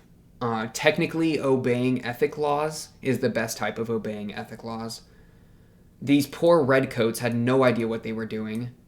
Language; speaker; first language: English; native; English